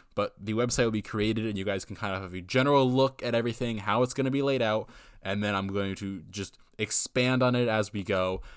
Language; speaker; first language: English; native; English